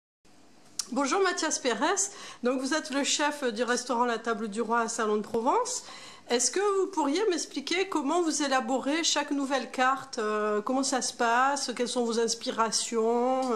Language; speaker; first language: French; native; French